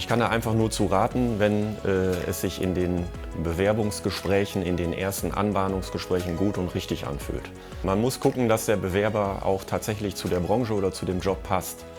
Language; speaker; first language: German; native; German